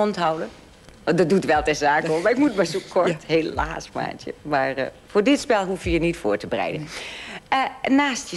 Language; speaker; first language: Dutch; native; Dutch